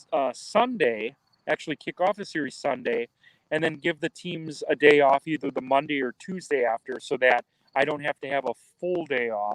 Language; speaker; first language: English; native; English